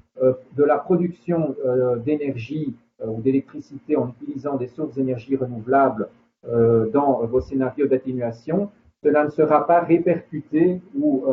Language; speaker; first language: French; native; French